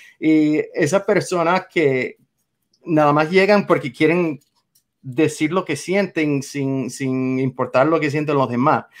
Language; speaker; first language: Spanish; non-native, fluent; English